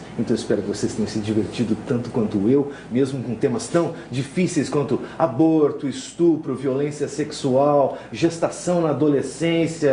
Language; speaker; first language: Portuguese; native; Portuguese